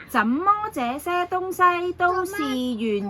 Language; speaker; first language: Chinese; non-native, fluent; Cantonese